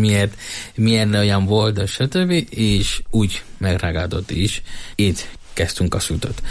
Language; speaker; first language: Hungarian; non-native, learner; Spanish